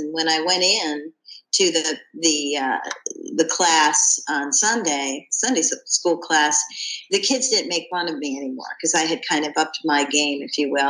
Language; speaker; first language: English; native; English